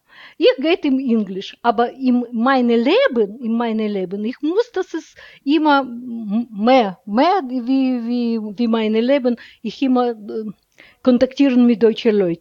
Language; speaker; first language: German; non-native, learner; Russian